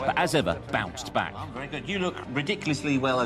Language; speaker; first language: English; native; English